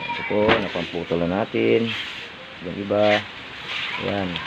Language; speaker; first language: Filipino; non-native, fluent; Hiligaynon